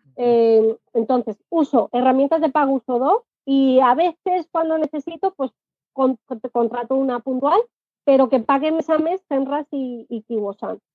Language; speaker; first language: Spanish; native; Spanish